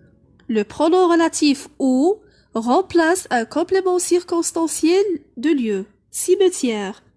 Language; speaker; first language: French; non-native, local second language; Arabic